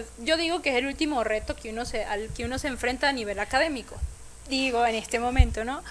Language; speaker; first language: Spanish; native; Spanish